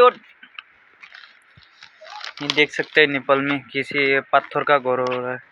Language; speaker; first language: Hindi; non-native, learner; Nepali